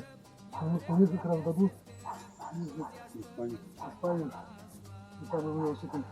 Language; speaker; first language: Russian; native; Russian